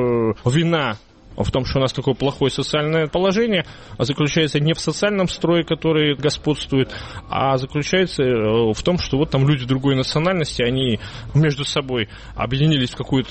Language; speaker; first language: Russian; native; Russian